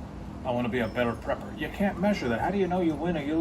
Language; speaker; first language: English; native; English